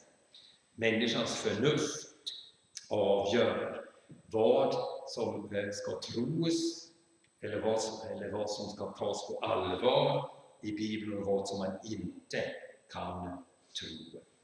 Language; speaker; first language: Swedish; non-native, fluent; German